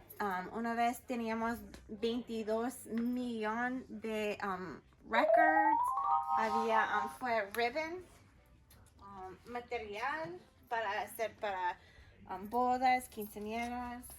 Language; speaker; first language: Spanish; early bilingual, heritage; Spanish